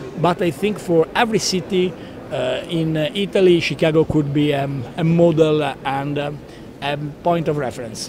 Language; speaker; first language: English; non-native, learner; Italian